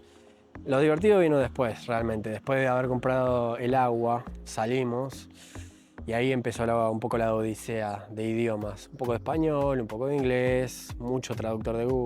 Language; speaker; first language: Spanish; native; Spanish